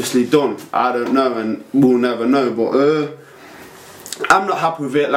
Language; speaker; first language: English; native; English